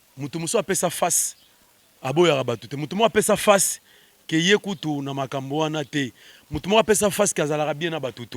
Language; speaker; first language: Lingala; native; Lingala